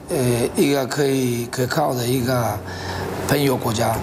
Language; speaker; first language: Chinese; non-native, fluent; Spanish